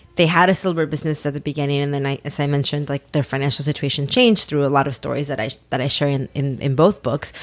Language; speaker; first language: English; early bilingual, other home language; Spanish